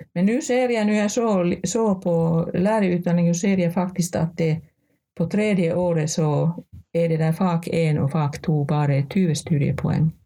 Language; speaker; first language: Norwegian; non-native, fluent; Finnish